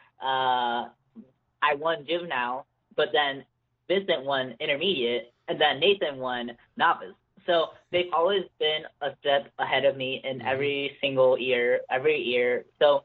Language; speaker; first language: English; native; English